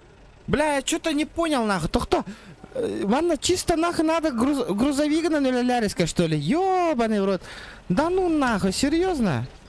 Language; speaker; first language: Russian; non-native, local second language; Yakut